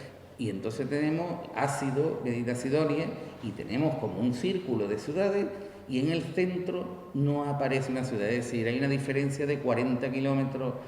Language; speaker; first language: Spanish; native; Spanish